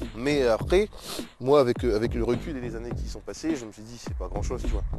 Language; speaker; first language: French; native; French